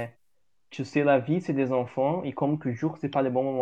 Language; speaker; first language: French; non-native, learner; Portuguese